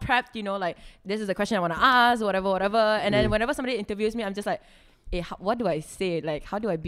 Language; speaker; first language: English; non-native, local second language; Malay